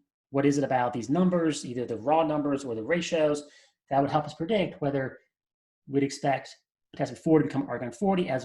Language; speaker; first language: English; native; English